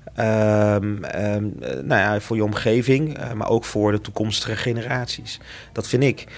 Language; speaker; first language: Dutch; early bilingual, other home language; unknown